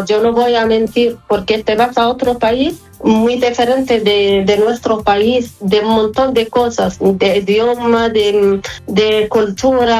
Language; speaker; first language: Spanish; non-native, fluent; Arabic